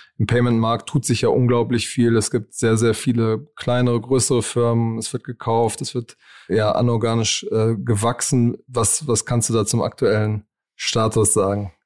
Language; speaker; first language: German; native; German